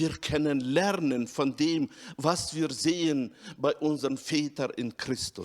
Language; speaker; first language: German; non-native, fluent; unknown